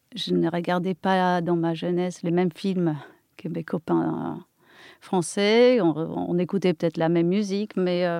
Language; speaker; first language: French; non-native, fluent; Polish